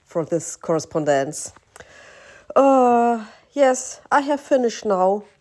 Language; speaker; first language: English; non-native, learner; German